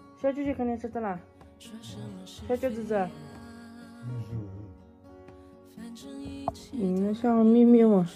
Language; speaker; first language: Chinese; non-native, local second language; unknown